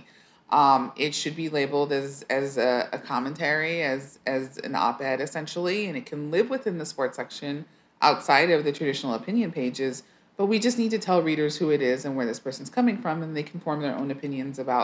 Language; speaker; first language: English; native; English